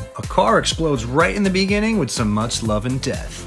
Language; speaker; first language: English; native; English